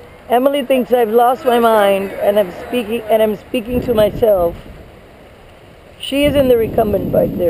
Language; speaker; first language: English; early bilingual, other home language; Spanish